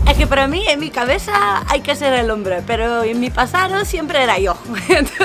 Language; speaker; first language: Spanish; non-native, fluent; Dutch